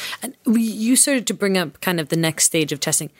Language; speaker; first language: English; native; English